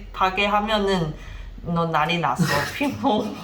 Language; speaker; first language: Korean; non-native, learner; Chinese